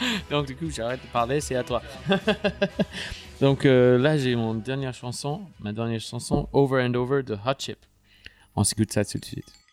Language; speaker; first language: French; non-native, fluent; English